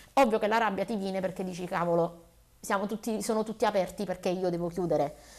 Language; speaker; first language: Italian; native; Italian